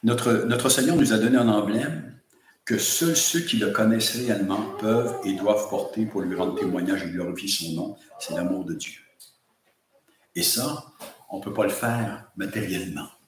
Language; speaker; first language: French; native; French